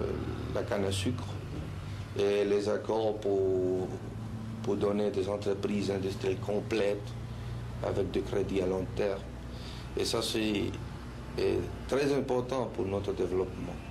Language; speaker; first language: French; non-native, learner; Spanish